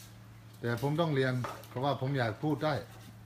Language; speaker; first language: Thai; non-native, fluent; Danish